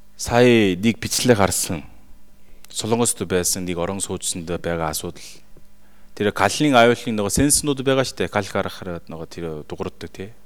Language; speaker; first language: Mongolian; non-native, fluent; Korean